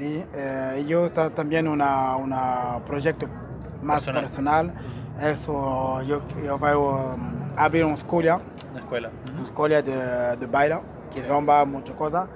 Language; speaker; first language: Spanish; non-native, learner; Portuguese